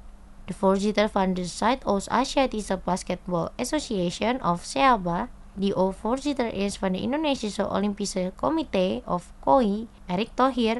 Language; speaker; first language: Dutch; non-native, fluent; Indonesian